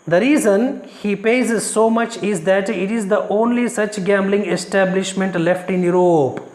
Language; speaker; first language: English; non-native, local second language; Kannada